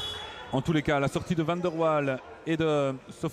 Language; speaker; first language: French; native; French